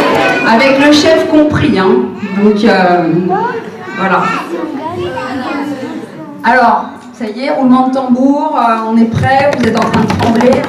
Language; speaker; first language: French; native; French